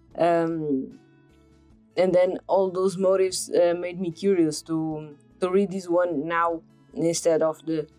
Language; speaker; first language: English; non-native, fluent; Portuguese